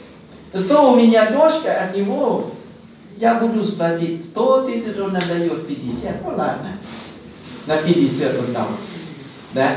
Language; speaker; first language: Russian; non-native, learner; Thai